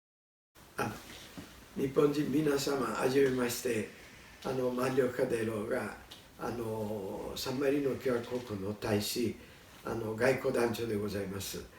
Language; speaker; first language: Japanese; non-native, learner; Italian